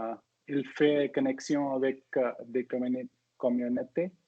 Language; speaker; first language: French; non-native, learner; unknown